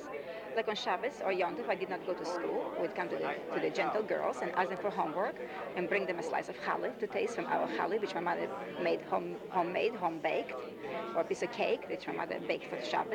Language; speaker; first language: English; non-native, fluent; Yiddish